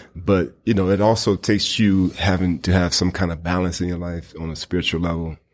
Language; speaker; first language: English; native; English